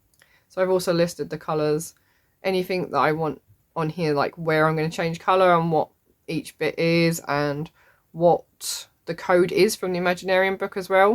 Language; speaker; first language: English; native; English